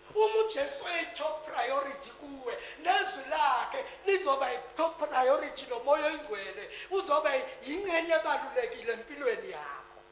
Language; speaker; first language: Zulu; native; Zulu